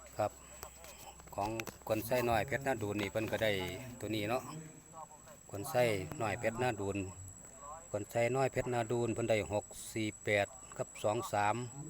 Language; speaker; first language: Thai; native; Thai